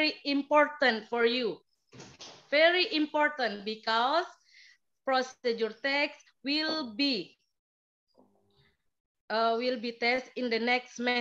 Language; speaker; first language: English; non-native, learner; Indonesian